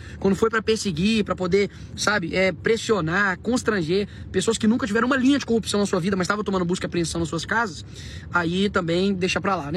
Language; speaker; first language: Portuguese; native; Portuguese